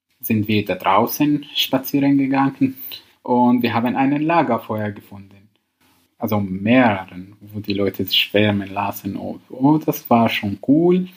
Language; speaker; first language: German; non-native, learner; Arabic